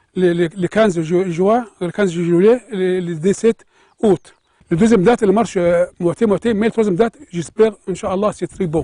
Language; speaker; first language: French; non-native, learner; Arabic